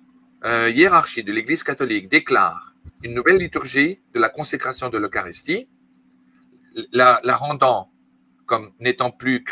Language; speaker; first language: French; native; French